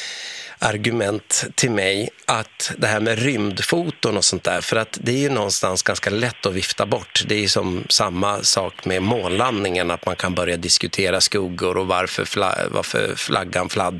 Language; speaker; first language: Swedish; native; Swedish